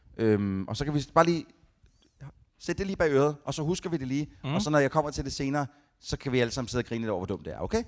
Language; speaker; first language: Danish; native; Danish